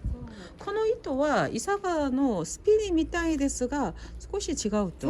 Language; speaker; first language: Japanese; non-native, learner; Korean